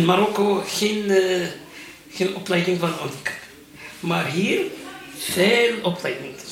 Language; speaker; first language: Dutch; non-native, learner; Arabic